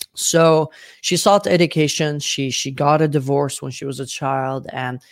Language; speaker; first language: English; non-native, fluent; Arabic